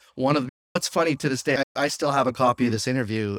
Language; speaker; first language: English; native; English